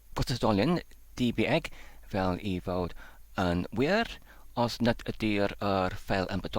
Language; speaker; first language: Welsh; non-native, learner; English